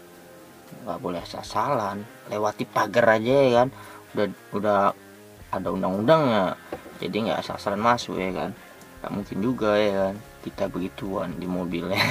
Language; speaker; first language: Indonesian; native; Indonesian